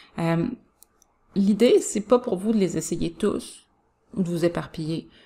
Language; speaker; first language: French; native; French